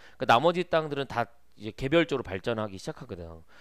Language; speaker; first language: Korean; native; Korean